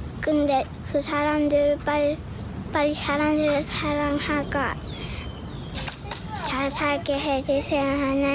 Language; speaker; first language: Korean; early bilingual, heritage; English